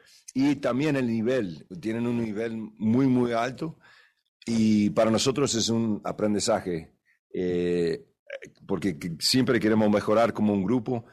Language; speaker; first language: Spanish; early bilingual, heritage; Spanish